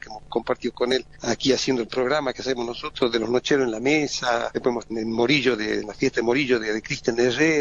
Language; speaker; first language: Spanish; native; Spanish